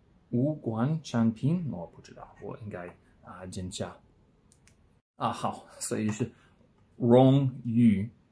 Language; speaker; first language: Chinese; non-native, learner; English